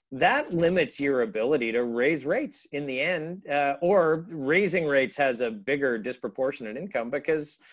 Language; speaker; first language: English; native; English